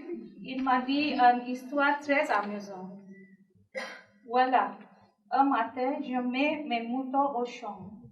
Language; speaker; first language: French; non-native, learner; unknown